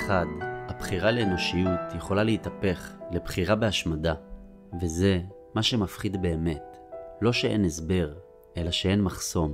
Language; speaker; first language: Hebrew; native; Hebrew